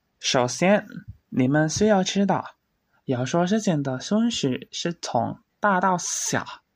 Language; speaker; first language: Chinese; non-native, learner; Indonesian